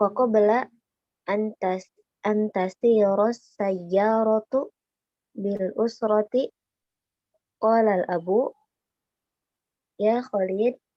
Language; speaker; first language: Arabic; non-native, learner; Indonesian